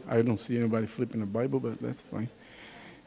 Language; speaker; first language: English; non-native, learner; Portuguese